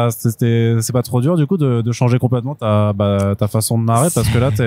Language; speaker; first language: French; native; French